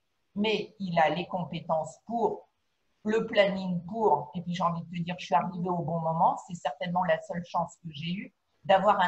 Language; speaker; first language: French; native; French